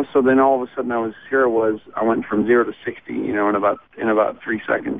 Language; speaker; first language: English; native; English